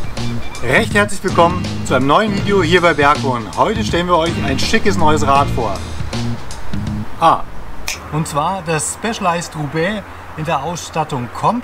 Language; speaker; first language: German; native; German